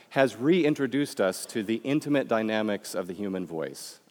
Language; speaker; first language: English; native; English